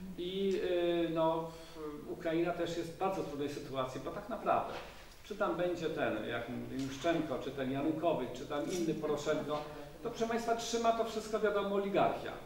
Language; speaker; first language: Polish; native; Polish